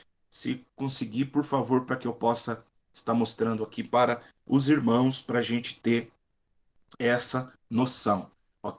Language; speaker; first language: Portuguese; native; Portuguese